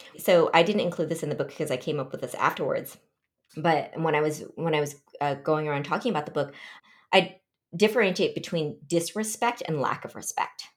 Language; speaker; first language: English; early bilingual, other home language; Vietnamese